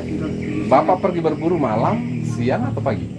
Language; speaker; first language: Indonesian; native; Indonesian